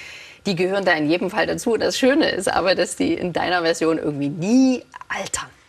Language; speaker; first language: German; native; German